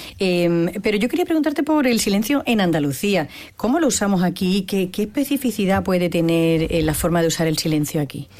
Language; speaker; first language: Spanish; native; Spanish